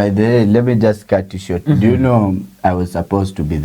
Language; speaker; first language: English; non-native, local second language; Swahili